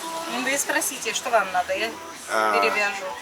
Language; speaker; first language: Russian; non-native, local second language; Armenian